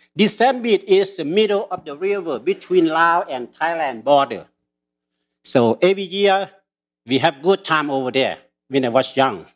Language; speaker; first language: English; early bilingual, other home language; Lao